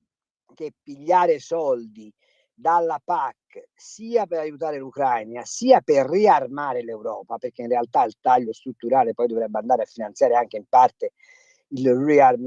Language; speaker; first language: Italian; native; Italian